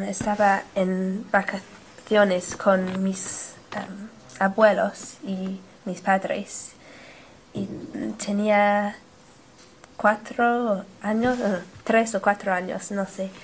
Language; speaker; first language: Spanish; non-native, learner; English